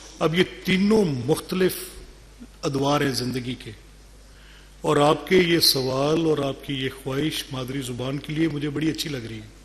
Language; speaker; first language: Urdu; non-native, local second language; Punjabi